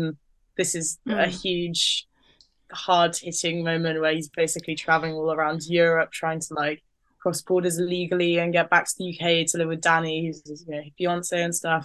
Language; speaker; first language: English; native; English